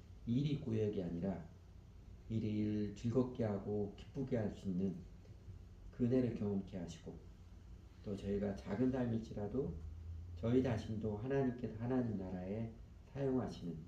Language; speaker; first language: Korean; native; Korean